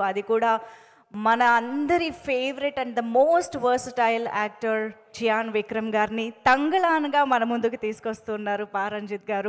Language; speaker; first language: Telugu; native; Telugu